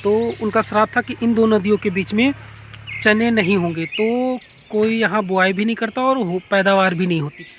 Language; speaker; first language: Hindi; native; Hindi